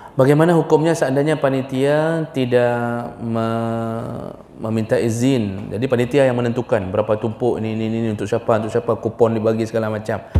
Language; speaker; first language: Malay; non-native, local second language; Achinese